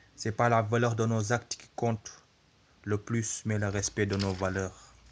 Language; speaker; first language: French; non-native, local second language; Wolof